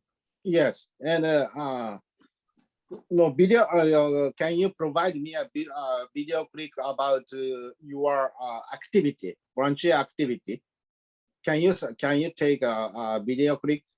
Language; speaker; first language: English; non-native, learner; Japanese